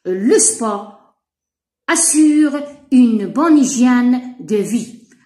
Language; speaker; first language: French; non-native, local second language; Arabic